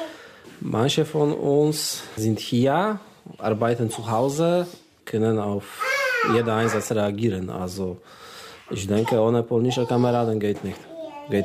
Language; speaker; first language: German; non-native, learner; Polish